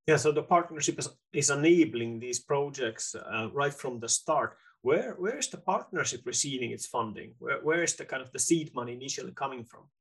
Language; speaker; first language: English; non-native, fluent; Finnish